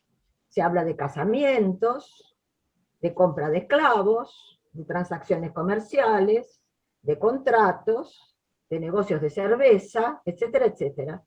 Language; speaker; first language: Spanish; native; Spanish